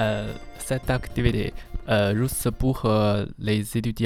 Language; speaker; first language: French; non-native, learner; Chinese